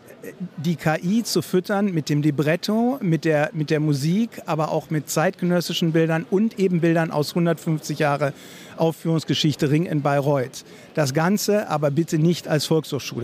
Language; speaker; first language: German; native; German